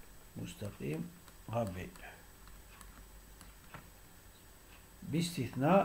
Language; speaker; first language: Arabic; native; Arabic